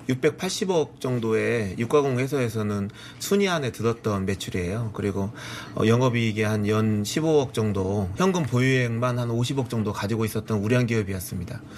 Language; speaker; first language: Korean; native; Korean